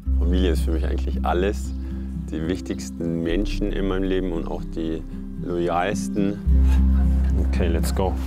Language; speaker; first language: German; early bilingual, other home language; Polish